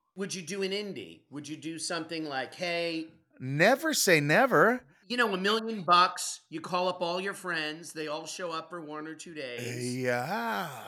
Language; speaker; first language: English; native; English